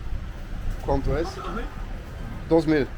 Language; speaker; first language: Spanish; non-native, learner; English